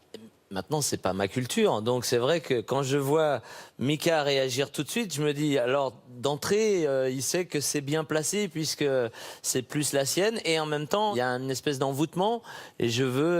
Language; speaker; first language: French; native; French